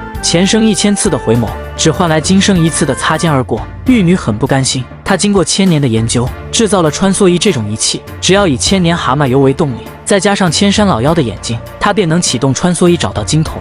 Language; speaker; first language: Chinese; native; Chinese